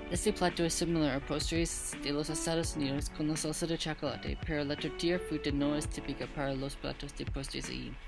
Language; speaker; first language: Spanish; non-native, learner; English